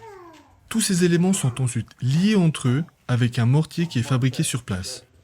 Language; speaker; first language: French; native; French